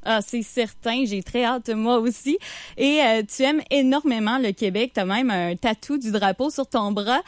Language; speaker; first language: French; native; French